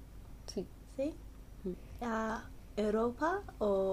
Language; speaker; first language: Spanish; non-native, learner; English